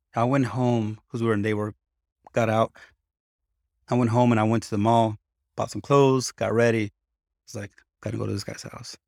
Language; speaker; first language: English; early bilingual, other home language; Spanish